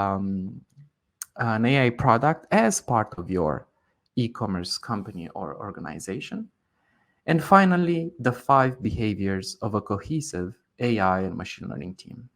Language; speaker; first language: English; non-native, fluent; Romanian